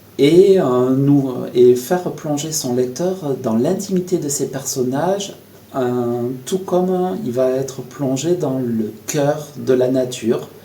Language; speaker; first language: French; native; French